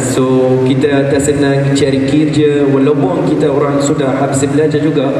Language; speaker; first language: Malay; non-native, fluent; Arabic